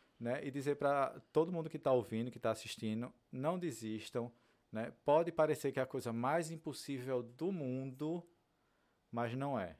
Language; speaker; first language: Portuguese; native; Portuguese